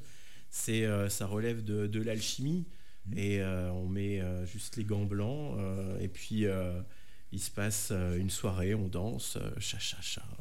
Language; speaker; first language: French; native; French